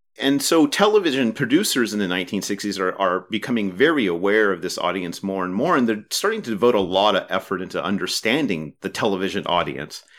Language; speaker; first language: English; native; English